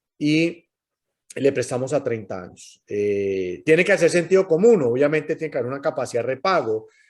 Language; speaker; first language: Spanish; native; Spanish